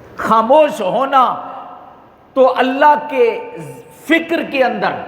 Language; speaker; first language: Urdu; native; Urdu